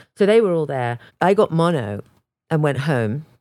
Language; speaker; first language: English; native; English